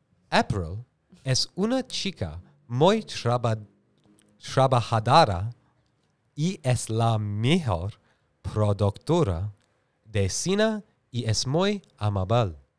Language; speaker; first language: Spanish; non-native, learner; English